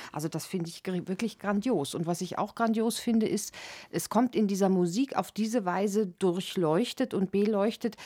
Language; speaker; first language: German; native; German